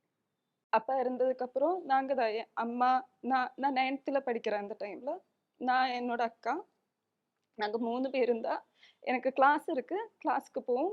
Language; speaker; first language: Tamil; non-native, local second language; Malayalam